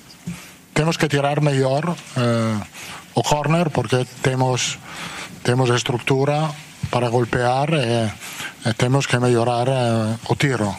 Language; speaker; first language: Portuguese; non-native, fluent; Spanish